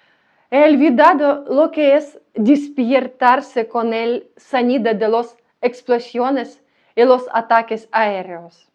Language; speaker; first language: Spanish; non-native, learner; Ukrainian